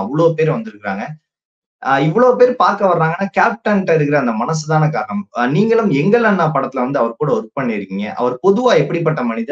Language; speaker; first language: Tamil; native; Tamil